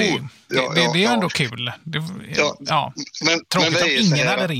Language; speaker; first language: Swedish; native; Swedish